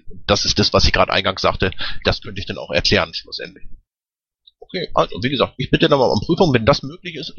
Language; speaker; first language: German; native; German